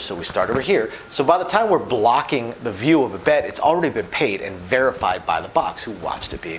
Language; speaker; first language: English; native; English